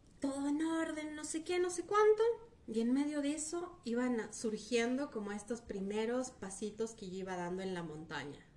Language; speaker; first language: Spanish; native; Spanish